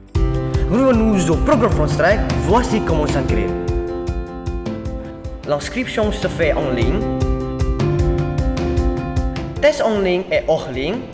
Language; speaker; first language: French; non-native, learner; Indonesian